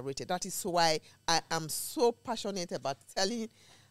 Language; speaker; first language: English; non-native, local second language; Esan